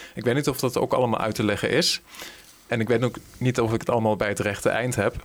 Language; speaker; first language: Dutch; native; Dutch